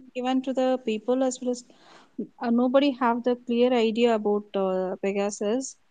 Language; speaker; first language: English; non-native, local second language; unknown